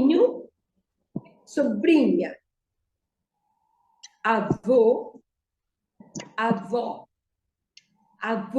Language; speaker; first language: Portuguese; non-native, fluent; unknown